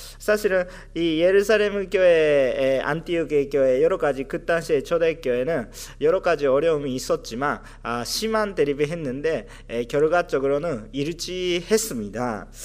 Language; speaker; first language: Korean; non-native, fluent; Japanese